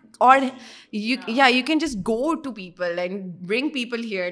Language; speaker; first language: English; non-native, local second language; Urdu